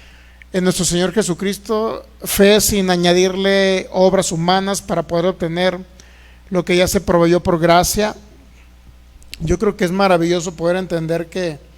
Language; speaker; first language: Spanish; native; Spanish